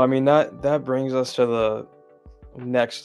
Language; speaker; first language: English; native; English